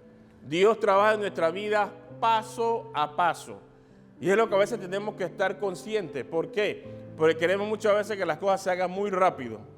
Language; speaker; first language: Spanish; native; Spanish